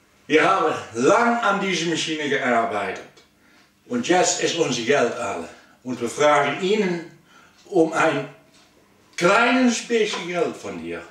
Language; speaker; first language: Dutch; non-native, learner; German